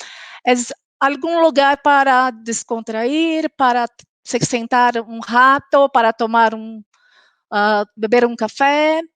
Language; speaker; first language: Spanish; non-native, local second language; Portuguese